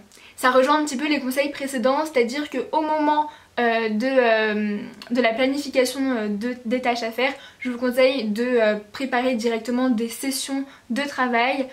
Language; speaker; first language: French; native; French